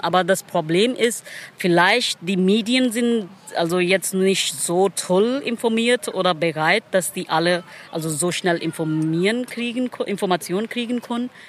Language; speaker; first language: German; non-native, learner; Pashto